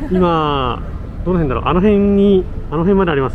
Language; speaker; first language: Japanese; native; Japanese